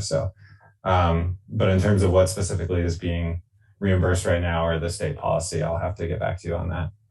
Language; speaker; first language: English; native; English